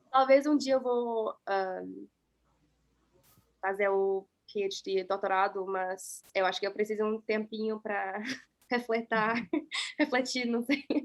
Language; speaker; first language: Portuguese; non-native, fluent; English